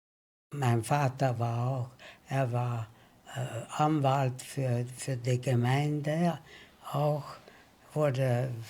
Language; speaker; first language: German; early bilingual, heritage; German